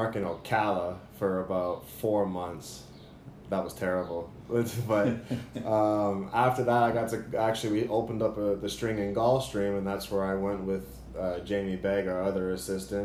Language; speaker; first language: English; native; English